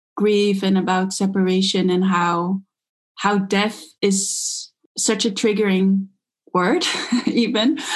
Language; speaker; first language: English; early bilingual, other home language; Dutch